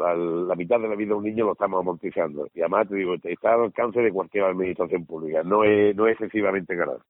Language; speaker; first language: Spanish; native; Spanish